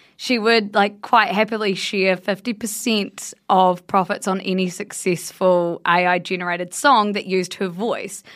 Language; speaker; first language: English; native; English